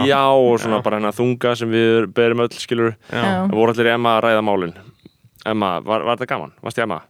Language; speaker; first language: Icelandic; native; Icelandic